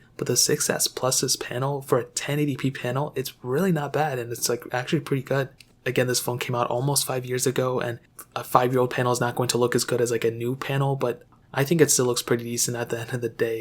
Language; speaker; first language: English; native; English